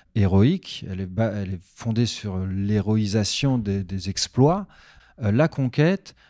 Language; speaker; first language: French; native; French